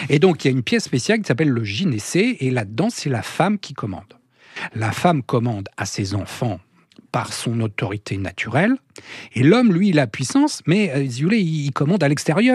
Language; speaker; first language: French; native; French